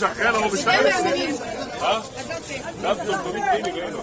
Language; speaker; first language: Arabic; native; Arabic